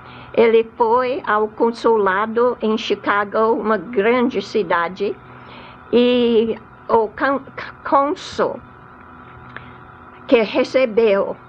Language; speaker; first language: Portuguese; non-native, fluent; English